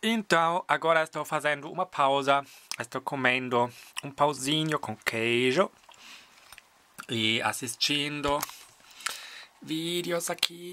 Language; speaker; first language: Portuguese; non-native, fluent; German